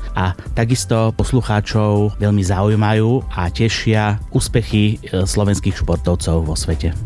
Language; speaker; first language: Slovak; native; Slovak